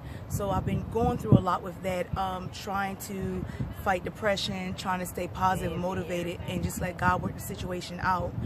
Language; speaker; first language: English; native; English